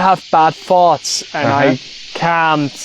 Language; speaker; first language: English; non-native, fluent; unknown